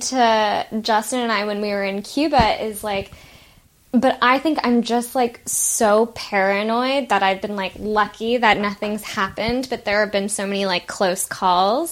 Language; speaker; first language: English; native; English